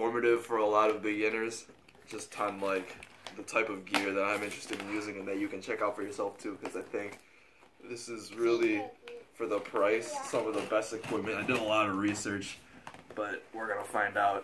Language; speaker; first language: English; native; English